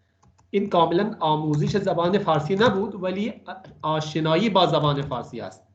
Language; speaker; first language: Persian; non-native, fluent; Urdu